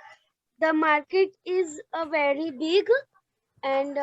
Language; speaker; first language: English; non-native, learner; Hindi